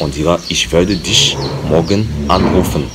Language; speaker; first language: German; non-native, learner; French